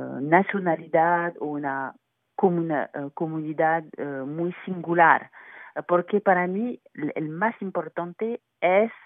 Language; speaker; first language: Spanish; non-native, fluent; French